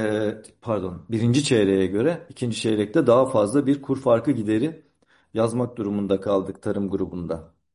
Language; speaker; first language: Turkish; native; Turkish